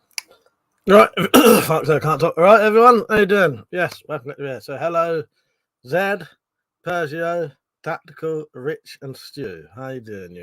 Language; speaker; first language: English; native; English